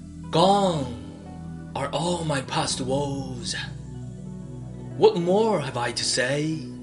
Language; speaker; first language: English; non-native, fluent; Chinese